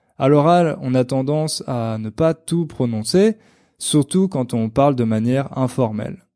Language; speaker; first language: French; native; French